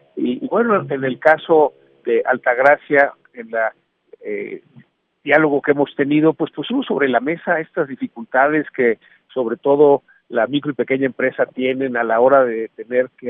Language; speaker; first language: Spanish; native; Spanish